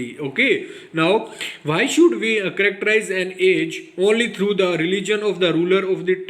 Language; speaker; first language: English; non-native, local second language; Hindi